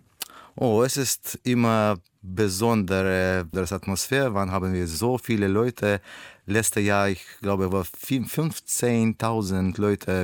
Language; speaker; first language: German; non-native, learner; Russian